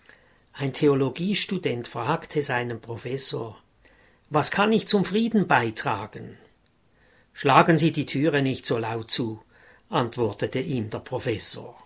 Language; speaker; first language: German; native; German